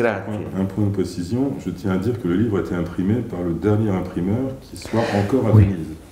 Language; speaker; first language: French; native; French